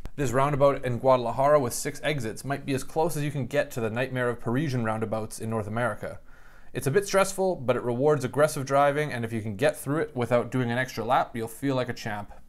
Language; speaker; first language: English; native; English